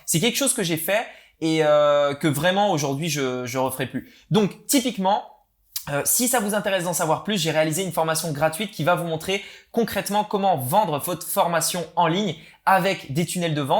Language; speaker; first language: French; native; French